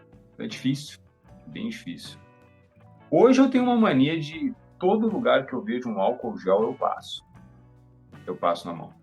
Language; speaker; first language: Portuguese; native; Portuguese